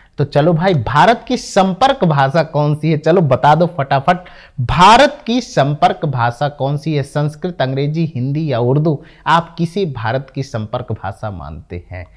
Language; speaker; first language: Hindi; native; Hindi